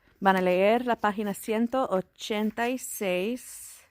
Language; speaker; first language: Spanish; non-native, fluent; English